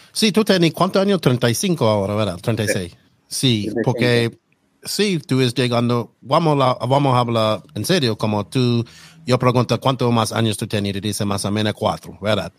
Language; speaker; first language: Spanish; non-native, learner; English